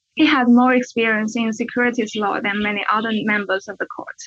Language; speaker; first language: English; non-native, fluent; Chinese